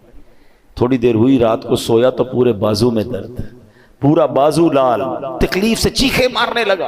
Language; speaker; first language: Urdu; native; Urdu